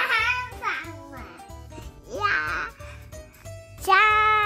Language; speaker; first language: Japanese; native; Japanese